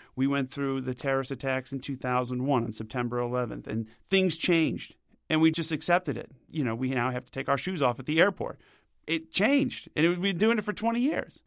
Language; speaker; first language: English; native; English